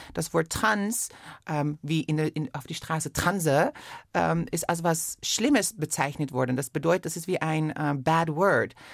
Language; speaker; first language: German; non-native, fluent; Persian